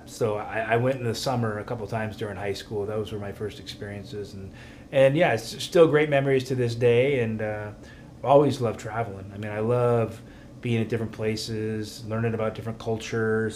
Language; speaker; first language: English; native; English